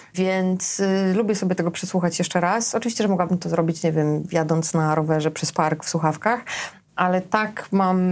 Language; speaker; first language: Polish; native; Polish